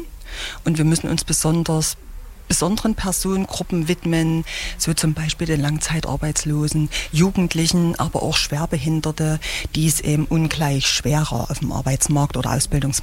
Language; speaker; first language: German; native; German